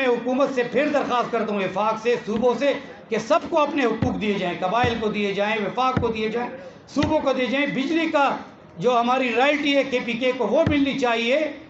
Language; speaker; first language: Urdu; non-native, local second language; Pashto